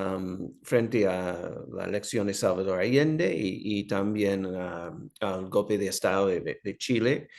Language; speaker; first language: Spanish; non-native, fluent; English